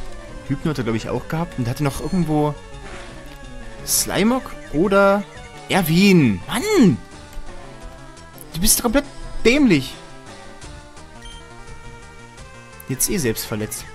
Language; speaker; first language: German; native; German